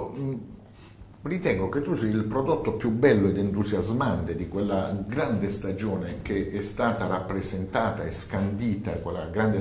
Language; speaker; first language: Italian; native; Italian